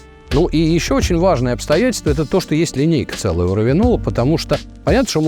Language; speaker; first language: Russian; native; Russian